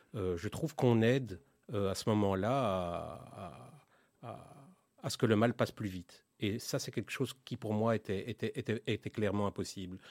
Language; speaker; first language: French; native; French